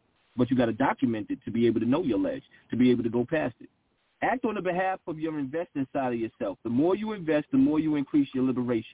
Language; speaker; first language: English; native; English